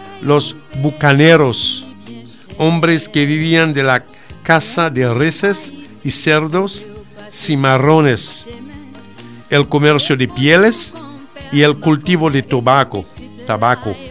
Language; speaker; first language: Spanish; non-native, fluent; Haitian Creole